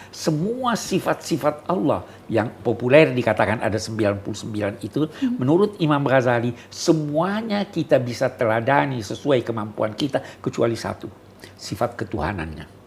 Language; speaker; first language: Indonesian; native; Indonesian